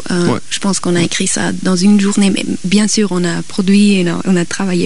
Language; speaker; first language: French; non-native, local second language; German